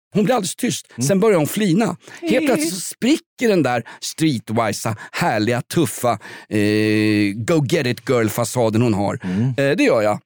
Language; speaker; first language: Swedish; native; Swedish